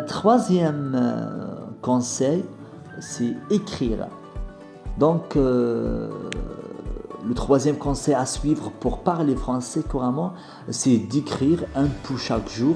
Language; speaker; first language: French; non-native, fluent; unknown